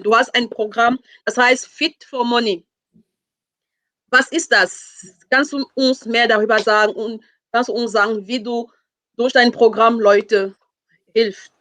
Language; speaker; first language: German; non-native, fluent; French